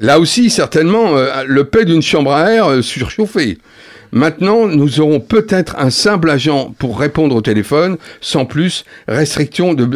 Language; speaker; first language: French; native; French